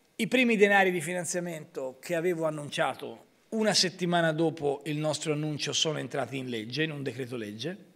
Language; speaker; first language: Italian; native; Italian